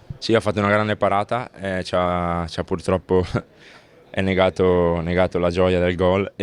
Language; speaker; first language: Italian; native; Italian